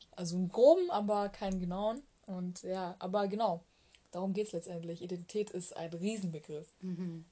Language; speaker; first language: German; early bilingual, other home language; Turkish